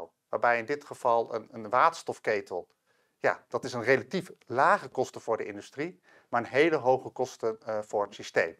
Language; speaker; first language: Dutch; native; Dutch